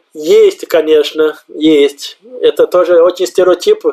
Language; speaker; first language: Russian; non-native, fluent; Portuguese